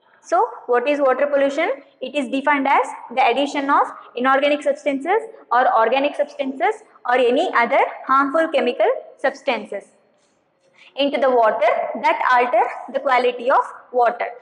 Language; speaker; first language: English; non-native, local second language; Kannada